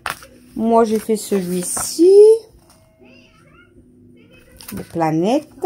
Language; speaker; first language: French; native; French